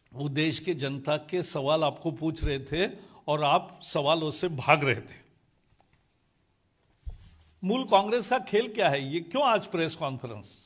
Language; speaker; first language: Hindi; non-native, local second language; Marathi